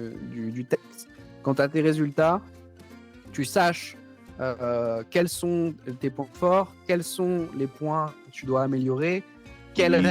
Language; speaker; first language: French; native; French